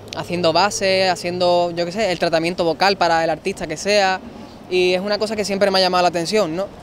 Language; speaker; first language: Spanish; native; Spanish